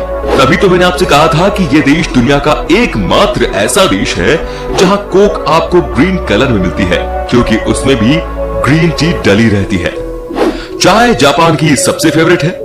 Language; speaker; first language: Hindi; native; Hindi